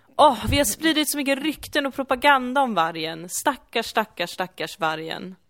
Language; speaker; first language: Swedish; early bilingual, other home language; Kurdish